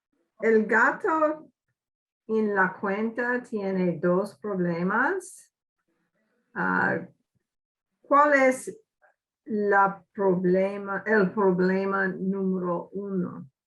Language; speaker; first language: Spanish; non-native, learner; English